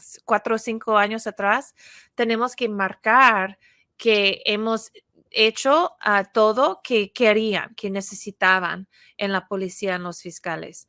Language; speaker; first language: Spanish; non-native, fluent; English